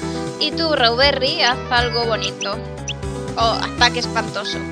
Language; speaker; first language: Spanish; native; Spanish